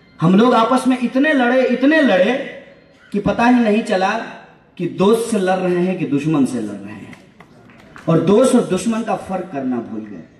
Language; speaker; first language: Hindi; native; Hindi